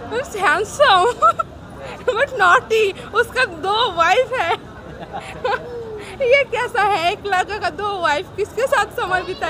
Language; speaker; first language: Hindi; non-native, learner; Bangla